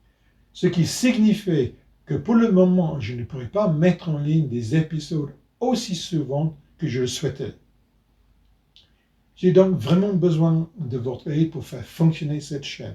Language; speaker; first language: French; non-native, fluent; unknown